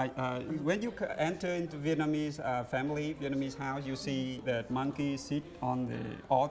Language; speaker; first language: English; non-native, learner; Vietnamese